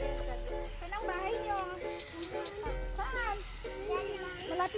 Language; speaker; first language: Filipino; non-native, local second language; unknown